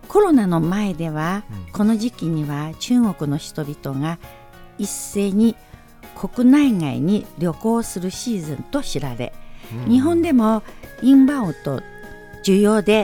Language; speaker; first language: Japanese; non-native, fluent; Chinese